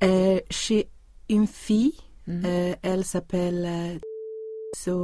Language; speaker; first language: French; non-native, learner; Swedish